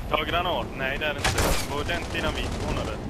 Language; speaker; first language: Swedish; native; Swedish